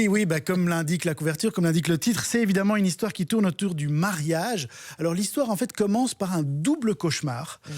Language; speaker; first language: French; native; French